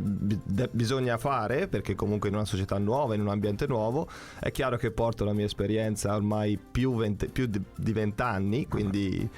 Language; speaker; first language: Italian; native; Italian